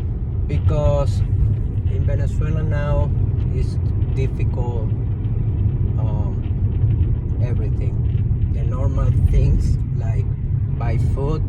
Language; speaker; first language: English; non-native, learner; Spanish